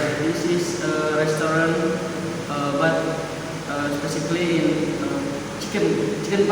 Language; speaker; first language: English; non-native, learner; Indonesian